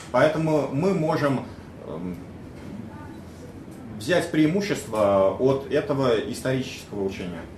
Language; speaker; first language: Russian; native; Russian